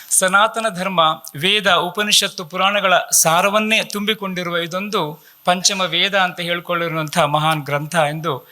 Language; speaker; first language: Kannada; native; Kannada